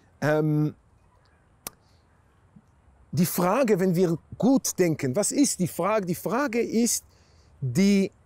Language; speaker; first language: German; non-native, fluent; Hebrew